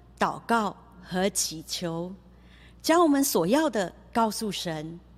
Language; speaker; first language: Chinese; early bilingual, heritage; Chinese